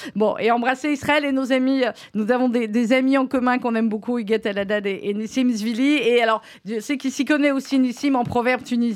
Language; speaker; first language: French; native; French